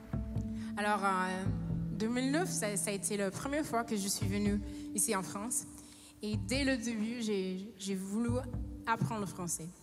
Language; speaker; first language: French; non-native, fluent; English